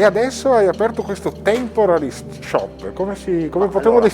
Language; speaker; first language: Italian; native; Italian